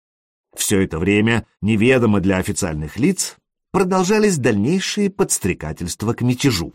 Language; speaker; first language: Russian; native; Russian